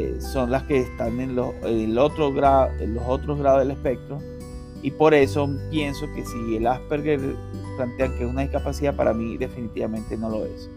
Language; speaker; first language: Spanish; native; Spanish